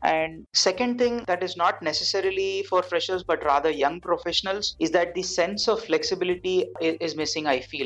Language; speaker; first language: English; non-native, local second language; Telugu